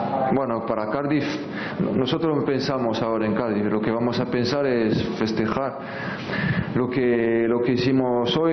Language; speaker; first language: Spanish; non-native, fluent; French